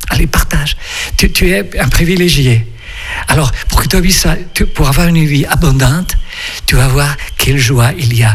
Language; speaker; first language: French; non-native, fluent; Spanish